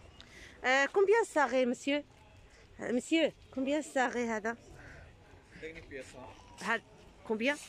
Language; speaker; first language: French; non-native, learner; Arabic